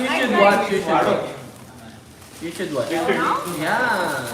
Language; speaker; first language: English; non-native, local second language; Filipino